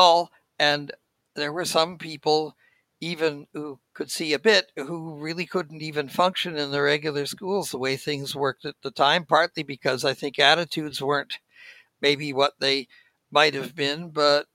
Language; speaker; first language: English; native; English